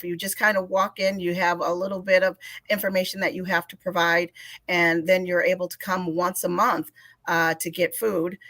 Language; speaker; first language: English; native; English